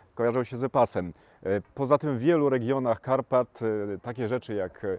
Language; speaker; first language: Polish; native; Polish